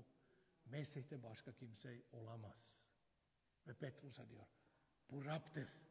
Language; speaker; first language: Turkish; non-native, fluent; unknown